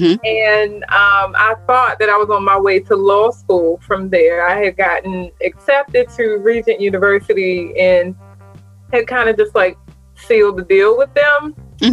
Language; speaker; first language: English; native; English